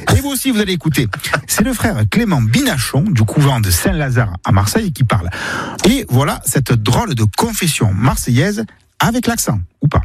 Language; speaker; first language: French; native; French